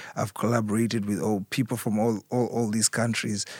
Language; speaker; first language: English; non-native, local second language; Shona